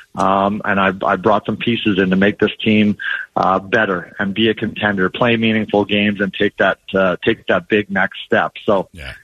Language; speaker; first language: English; native; English